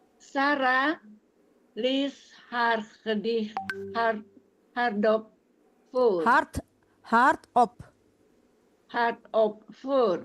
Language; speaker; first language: Dutch; non-native, learner; Indonesian